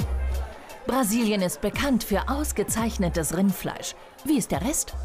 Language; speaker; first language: German; native; German